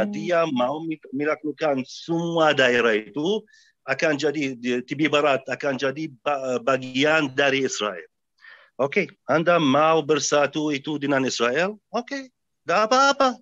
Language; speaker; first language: Indonesian; non-native, fluent; Arabic